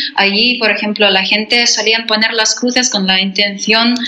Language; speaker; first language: Spanish; non-native, fluent; Lithuanian